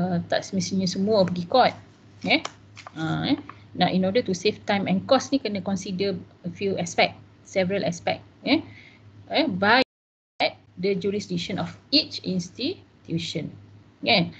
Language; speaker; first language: English; non-native, local second language; Malay